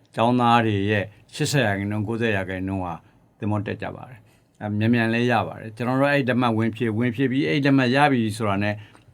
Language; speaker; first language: Burmese; native; Burmese